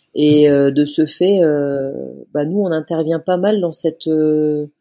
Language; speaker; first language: French; native; French